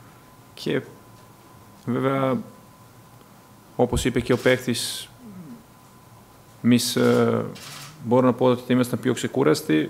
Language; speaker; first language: Greek; non-native, fluent; Serbian